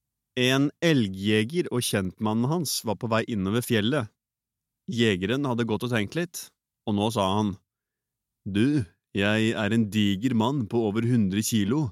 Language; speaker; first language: Norwegian; native; Norwegian